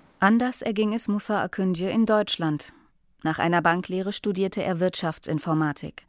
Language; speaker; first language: German; native; German